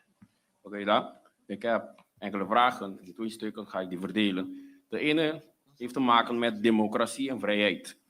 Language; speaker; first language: Dutch; non-native, local second language; Papiamento